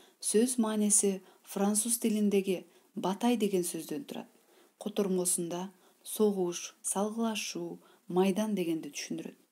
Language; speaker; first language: Kyrgyz; non-native, local second language; Uzbek